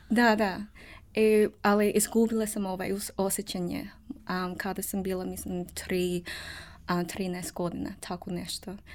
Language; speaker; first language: Serbian; non-native, learner; English